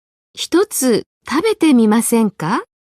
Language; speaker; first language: Japanese; non-native, learner; Indonesian